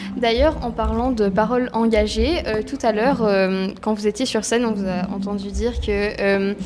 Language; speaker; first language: French; native; French